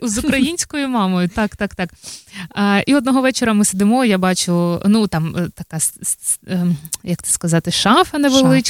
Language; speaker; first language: Ukrainian; native; Ukrainian